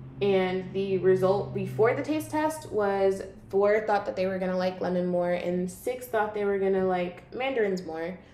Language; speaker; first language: English; native; English